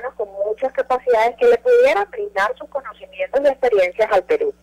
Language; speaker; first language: Spanish; native; Spanish